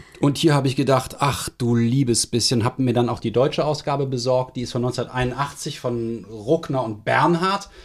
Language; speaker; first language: German; native; German